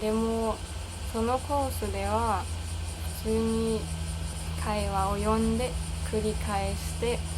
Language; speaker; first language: Japanese; non-native, learner; German